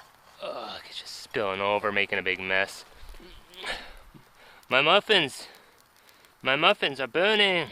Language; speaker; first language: English; native; English